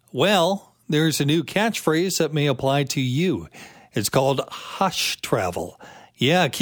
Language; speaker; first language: English; native; English